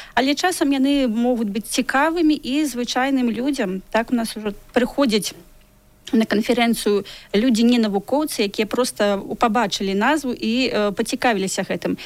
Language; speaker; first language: Belarusian; native; Belarusian